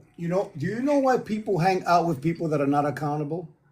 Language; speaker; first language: English; native; English